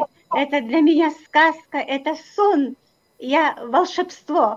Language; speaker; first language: Russian; non-native, local second language; Kyrgyz